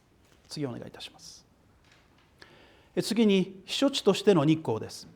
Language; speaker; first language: Japanese; native; Japanese